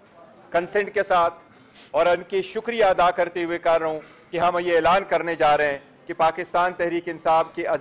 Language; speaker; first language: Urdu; non-native, local second language; Pashto